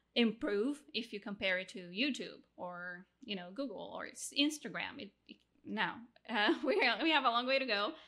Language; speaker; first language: English; non-native, fluent; Portuguese